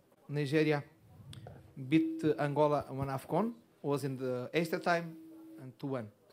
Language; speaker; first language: English; non-native, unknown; Portuguese